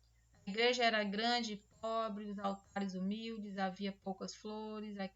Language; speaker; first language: Portuguese; native; Portuguese